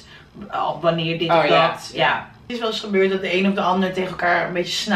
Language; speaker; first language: Dutch; native; Dutch